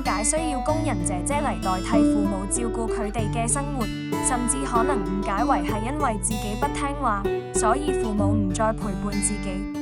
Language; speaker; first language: Cantonese; native; Cantonese